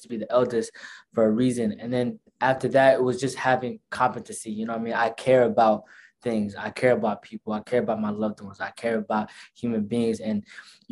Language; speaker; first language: English; early bilingual, other home language; Somali